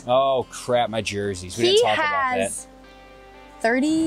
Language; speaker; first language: English; native; English